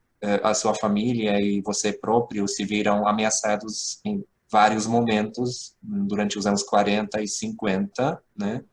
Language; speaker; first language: Portuguese; non-native, fluent; Hungarian